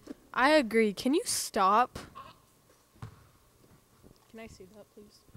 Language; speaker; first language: English; native; English